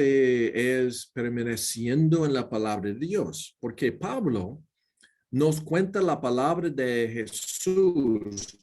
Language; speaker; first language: Spanish; non-native, learner; English